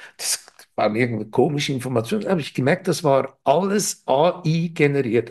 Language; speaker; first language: German; native; German